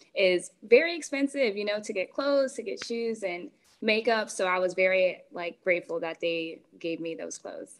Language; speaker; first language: English; native; English